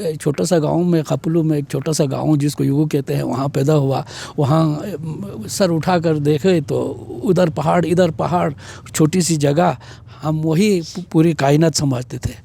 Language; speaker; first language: Urdu; non-native, local second language; Balti